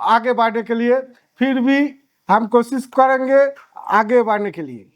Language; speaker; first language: Hindi; non-native, local second language; Bangla